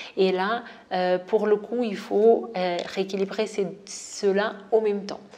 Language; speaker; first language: French; non-native, fluent; Portuguese